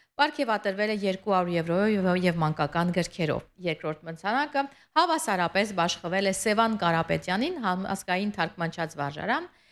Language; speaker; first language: Armenian; native; Armenian